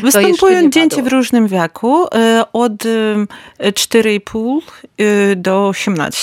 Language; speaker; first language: Polish; non-native, learner; Ukrainian